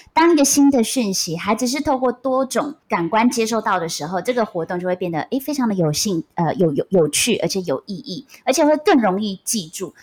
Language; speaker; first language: Chinese; non-native, local second language; Min Nan Chinese